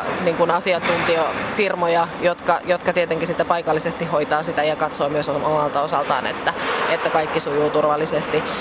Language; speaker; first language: Finnish; native; Finnish